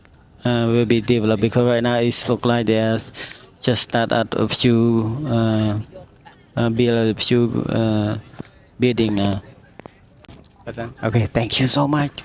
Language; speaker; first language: English; non-native, learner; Khmer